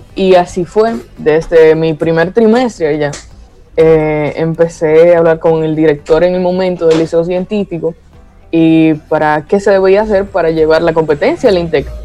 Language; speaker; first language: Spanish; native; Spanish